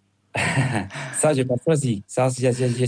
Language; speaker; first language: French; non-native, fluent; Spanish